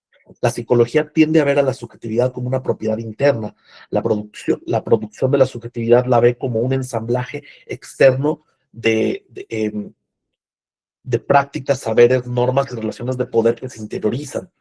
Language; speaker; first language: Spanish; native; Spanish